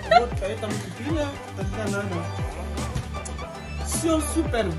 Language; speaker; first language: Russian; non-native, learner; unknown